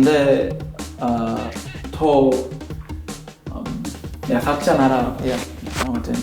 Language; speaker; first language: Korean; non-native, fluent; Swahili